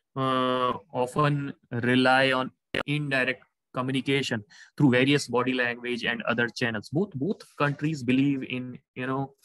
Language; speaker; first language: English; non-native, local second language; Hindi